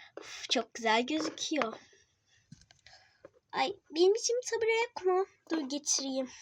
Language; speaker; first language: Turkish; native; Turkish